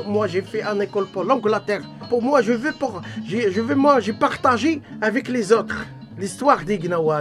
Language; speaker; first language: French; non-native, learner; Arabic